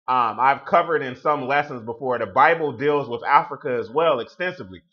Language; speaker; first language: English; native; English